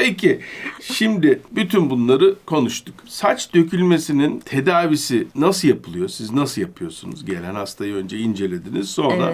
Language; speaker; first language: Turkish; native; Turkish